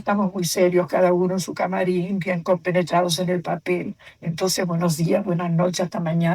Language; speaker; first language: Spanish; native; Spanish